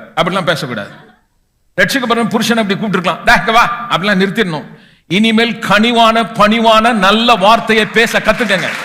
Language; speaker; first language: Tamil; non-native, local second language; Malayalam